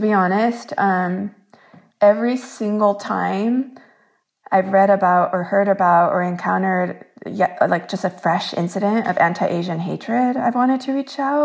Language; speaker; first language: English; early bilingual, other home language; Korean